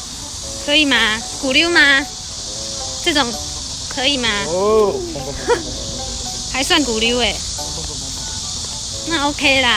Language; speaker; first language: Chinese; native; Chinese